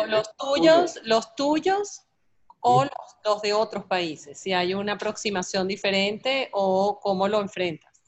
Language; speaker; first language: Spanish; native; Spanish